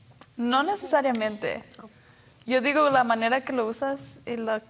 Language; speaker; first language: Spanish; early bilingual, other home language; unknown